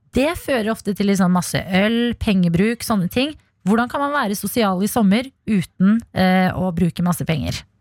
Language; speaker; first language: Norwegian; early bilingual, other home language; Albanian